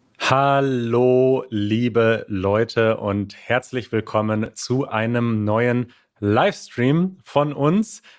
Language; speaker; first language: German; native; German